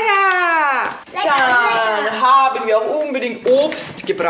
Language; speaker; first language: German; native; German